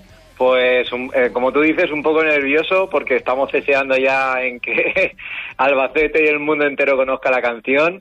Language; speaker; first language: Spanish; native; Spanish